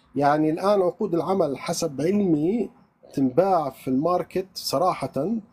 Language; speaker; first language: Arabic; native; Arabic